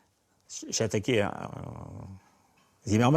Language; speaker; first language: French; native; French